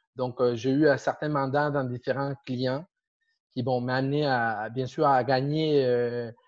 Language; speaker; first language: French; non-native, fluent; Spanish